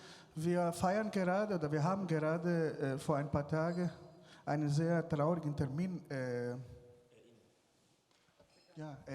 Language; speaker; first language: German; non-native, fluent; Greek